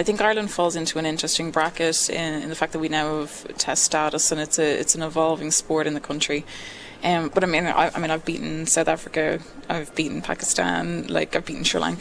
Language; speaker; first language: English; native; English